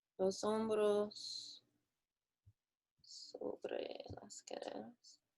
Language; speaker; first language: Spanish; non-native, learner; English